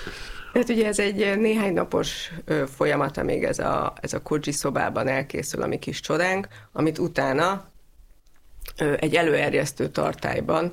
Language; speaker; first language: Hungarian; native; Hungarian